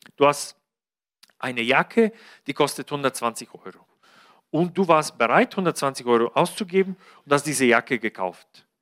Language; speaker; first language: German; non-native, fluent; Bulgarian